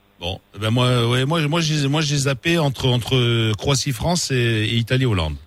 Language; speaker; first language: French; non-native, local second language; Arabic